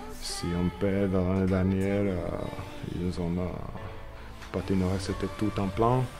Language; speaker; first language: French; non-native, learner; Slovak